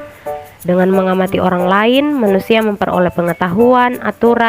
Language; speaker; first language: Indonesian; native; Indonesian